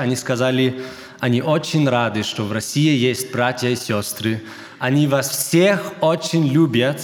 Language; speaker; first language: Russian; early bilingual, heritage; German